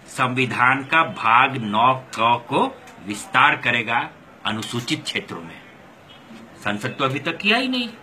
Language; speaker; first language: Hindi; non-native, local second language; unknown